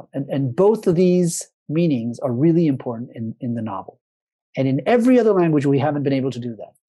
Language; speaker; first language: English; early bilingual, other home language; Spanish